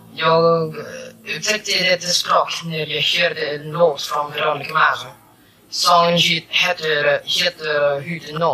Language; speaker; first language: Swedish; non-native, learner; Filipino